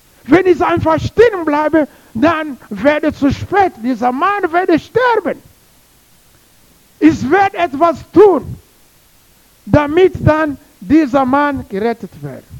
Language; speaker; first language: German; non-native, learner; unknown